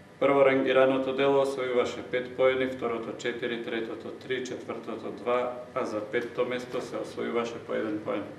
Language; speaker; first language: Macedonian; native; Macedonian